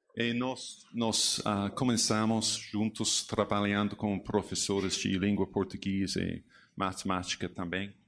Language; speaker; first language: Portuguese; non-native, learner; English